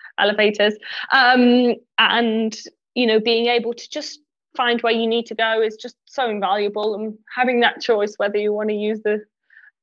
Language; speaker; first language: English; native; English